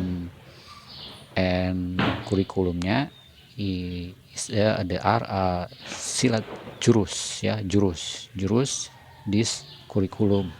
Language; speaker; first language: English; non-native, learner; Indonesian